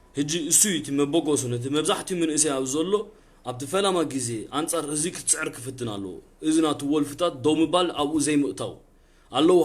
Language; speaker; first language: Tigrinya; early bilingual, heritage; Tigrinya